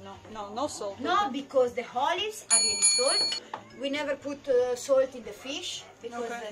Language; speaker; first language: English; non-native, learner; Italian